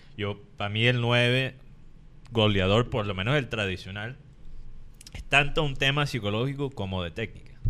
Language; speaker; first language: Spanish; non-native, fluent; English